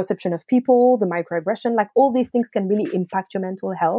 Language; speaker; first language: English; non-native, fluent; French